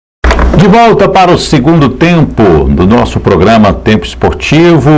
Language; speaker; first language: Portuguese; native; Portuguese